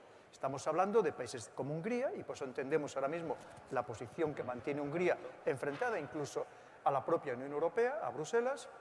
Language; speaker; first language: Spanish; native; Spanish